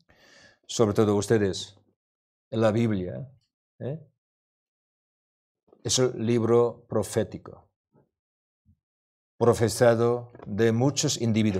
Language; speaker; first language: Spanish; non-native, learner; Korean